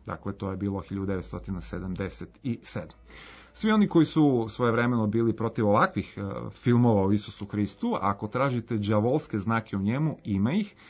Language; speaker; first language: Serbian; native; Serbian